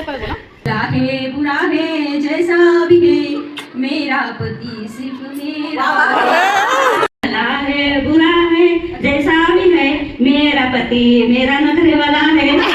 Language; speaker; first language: Hindi; non-native, local second language; Marathi